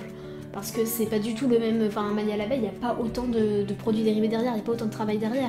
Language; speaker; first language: French; native; French